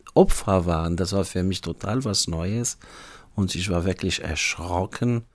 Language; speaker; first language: German; non-native, fluent; Arabic